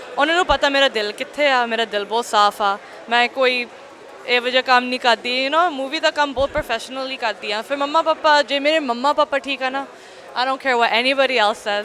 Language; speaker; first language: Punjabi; early bilingual, heritage; English